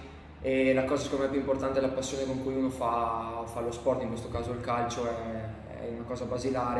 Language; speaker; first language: Italian; native; Italian